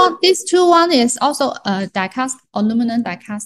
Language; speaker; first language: English; non-native, learner; Chinese